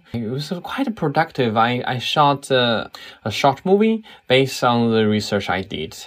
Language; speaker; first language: English; non-native, fluent; Chinese